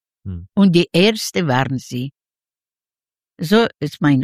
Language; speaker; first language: German; non-native, learner; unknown